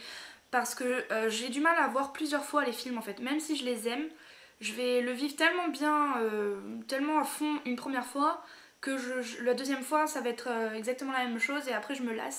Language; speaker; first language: French; native; French